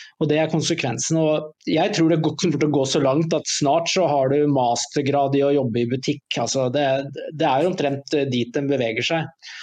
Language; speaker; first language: Norwegian; native; Norwegian